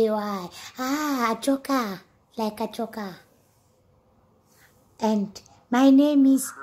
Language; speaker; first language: English; non-native, learner; Amharic